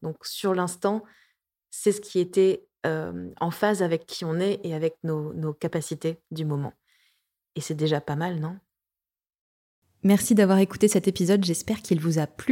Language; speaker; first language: French; native; French